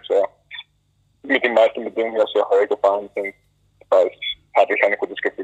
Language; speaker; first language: German; non-native, fluent; English